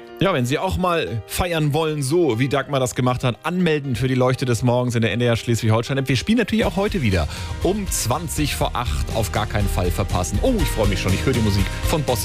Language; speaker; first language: German; native; German